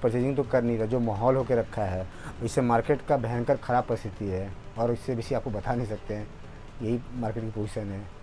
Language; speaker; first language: Hindi; native; Hindi